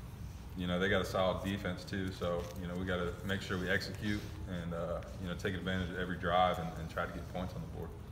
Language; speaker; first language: English; native; English